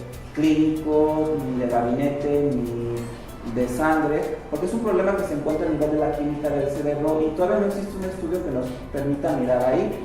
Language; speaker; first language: Spanish; native; Spanish